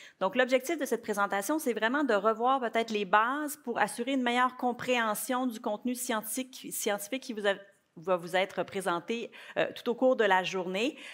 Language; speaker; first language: French; native; French